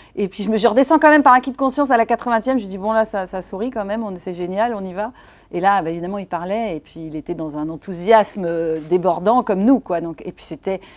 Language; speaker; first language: French; native; French